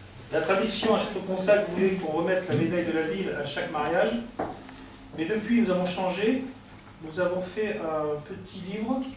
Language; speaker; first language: French; native; French